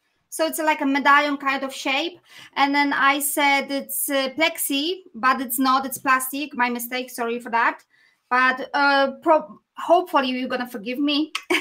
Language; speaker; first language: English; non-native, fluent; Polish